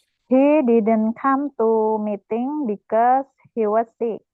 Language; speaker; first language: English; non-native, learner; Indonesian